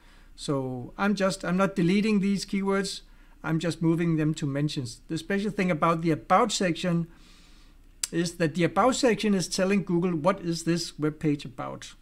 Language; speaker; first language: English; non-native, fluent; Danish